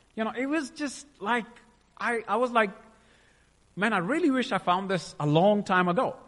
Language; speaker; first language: English; non-native, local second language; Punjabi